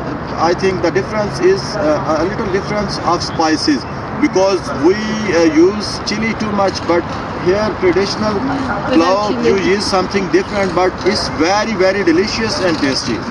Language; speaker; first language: English; non-native, learner; Urdu